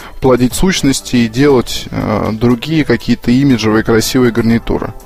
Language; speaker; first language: Russian; native; Russian